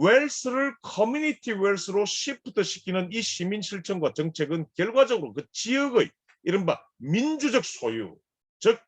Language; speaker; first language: Korean; native; Korean